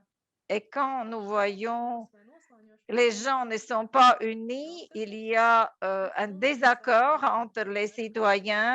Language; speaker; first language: French; non-native, fluent; Latvian